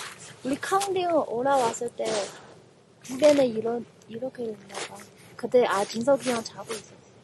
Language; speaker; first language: Korean; non-native, fluent; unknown